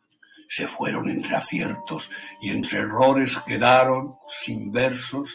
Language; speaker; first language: Spanish; native; Spanish